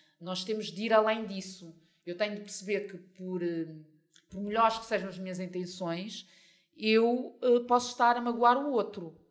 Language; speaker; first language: Portuguese; native; Portuguese